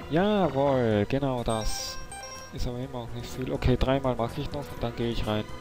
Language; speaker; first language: German; native; German